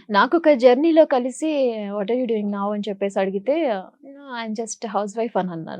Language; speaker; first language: Telugu; native; Telugu